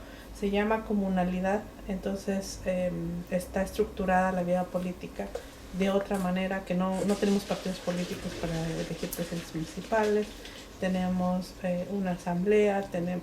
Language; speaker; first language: Spanish; non-native, local second language; Mixtepec Mixtec